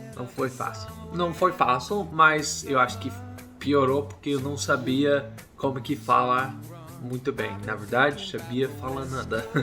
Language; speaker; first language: Portuguese; non-native, learner; English